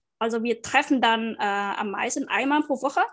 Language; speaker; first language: German; non-native, fluent; Vietnamese